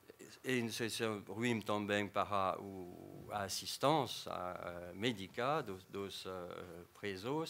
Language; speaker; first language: Portuguese; non-native, fluent; French